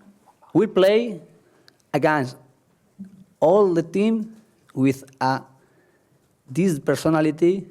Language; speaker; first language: English; non-native, learner; Spanish